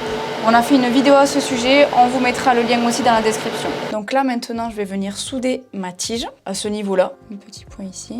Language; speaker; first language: French; native; French